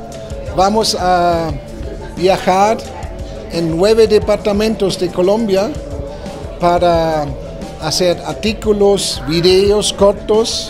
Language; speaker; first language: Spanish; non-native, fluent; German